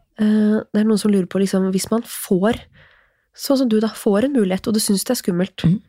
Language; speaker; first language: Norwegian; native; Norwegian